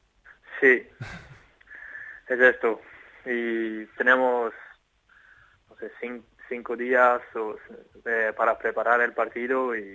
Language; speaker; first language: Spanish; non-native, fluent; Swedish